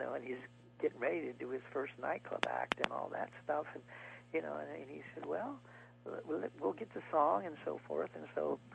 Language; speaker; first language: English; native; English